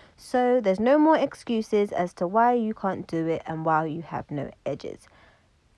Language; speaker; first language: English; native; English